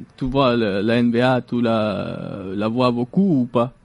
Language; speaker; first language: French; non-native, learner; Galician